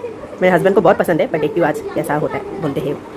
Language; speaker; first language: Hindi; native; Hindi